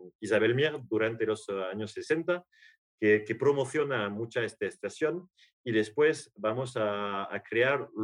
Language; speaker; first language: Spanish; non-native, learner; French